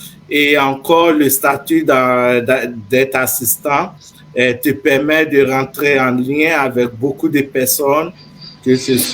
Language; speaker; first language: French; non-native, fluent; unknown